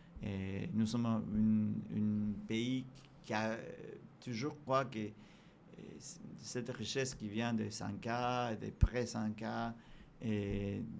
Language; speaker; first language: French; non-native, fluent; Spanish